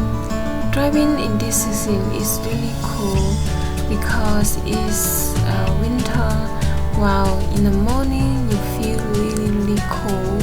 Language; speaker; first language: English; non-native, learner; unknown